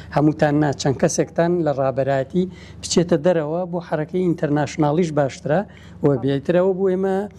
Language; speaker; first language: Central Kurdish; native; Central Kurdish